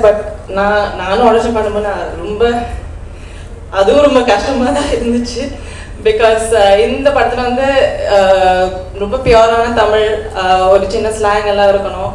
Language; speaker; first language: Tamil; non-native, local second language; Malayalam